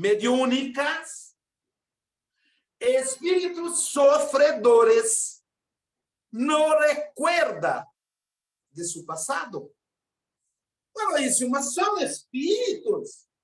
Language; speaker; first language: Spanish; non-native, learner; Portuguese